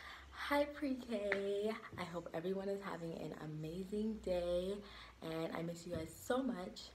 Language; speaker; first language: English; native; English